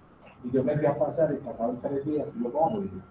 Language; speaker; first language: Spanish; native; Spanish